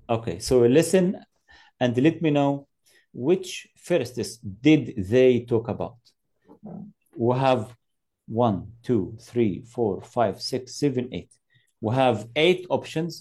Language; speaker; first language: English; non-native, fluent; Arabic